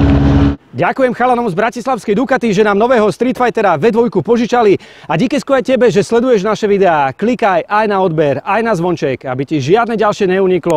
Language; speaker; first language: Slovak; native; Slovak